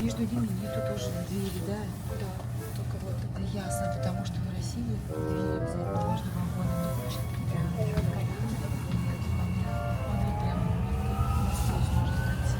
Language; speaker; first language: Russian; native; Russian